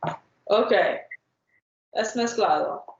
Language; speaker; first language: Spanish; non-native, fluent; English